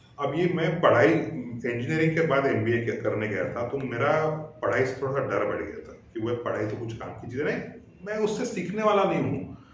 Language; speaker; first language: Hindi; non-native, local second language; Marathi